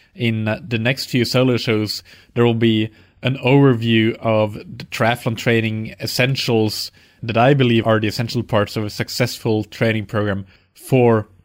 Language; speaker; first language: English; non-native, fluent; Swedish